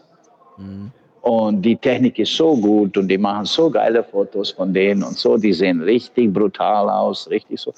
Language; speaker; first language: German; non-native, fluent; Bosnian